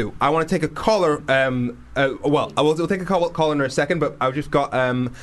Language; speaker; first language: English; native; English